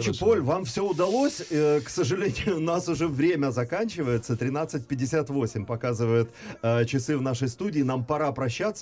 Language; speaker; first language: Russian; native; Russian